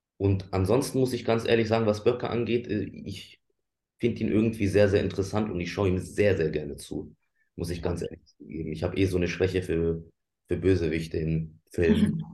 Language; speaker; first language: German; early bilingual, other home language; Persian